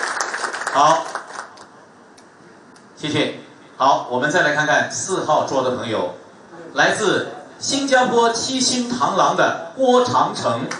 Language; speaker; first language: Chinese; native; Chinese